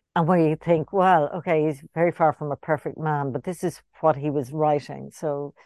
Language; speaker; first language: English; native; English